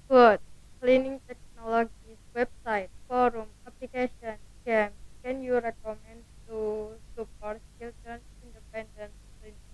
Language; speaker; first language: English; non-native, learner; Indonesian